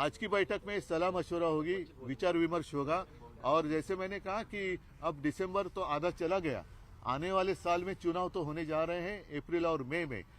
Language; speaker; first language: Hindi; non-native, local second language; Marathi